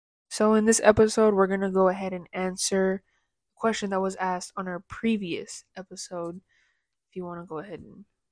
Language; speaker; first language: English; early bilingual, other home language; Spanish